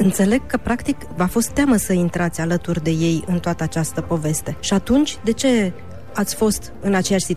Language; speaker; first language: Romanian; native; Romanian